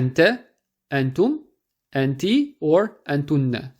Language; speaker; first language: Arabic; non-native, fluent; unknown